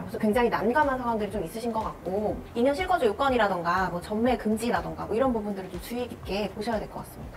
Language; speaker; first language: Korean; native; Korean